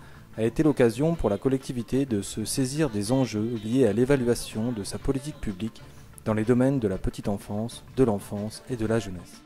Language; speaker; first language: French; native; French